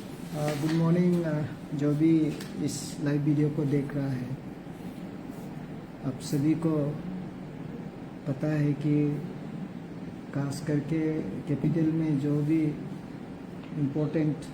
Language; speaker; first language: Hindi; non-native, local second language; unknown